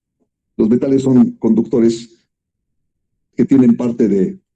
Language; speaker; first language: Spanish; native; Spanish